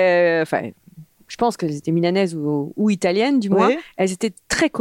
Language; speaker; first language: French; native; French